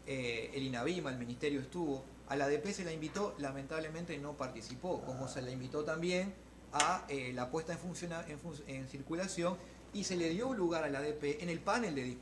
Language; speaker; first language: Spanish; native; Spanish